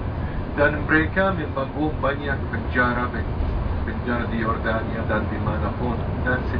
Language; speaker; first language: Indonesian; non-native, fluent; Arabic